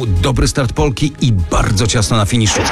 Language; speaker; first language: Polish; native; Polish